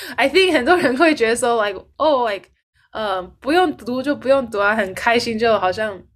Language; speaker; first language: Chinese; early bilingual, heritage; Chinese